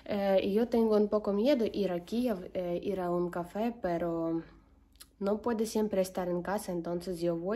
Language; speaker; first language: Spanish; non-native, learner; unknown